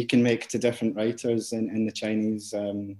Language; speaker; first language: English; native; English